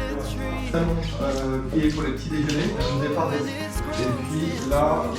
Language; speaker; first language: French; native; French